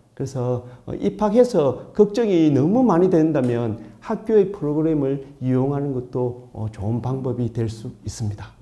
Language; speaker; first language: Korean; native; Korean